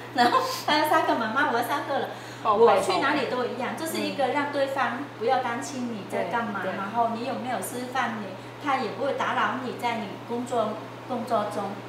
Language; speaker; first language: Chinese; non-native, fluent; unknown